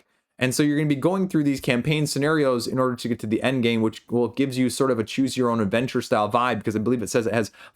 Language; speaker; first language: English; native; English